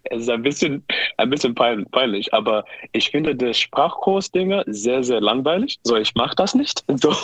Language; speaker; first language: German; non-native, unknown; English